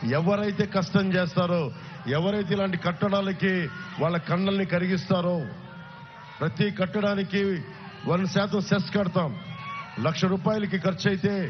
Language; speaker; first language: Telugu; native; Telugu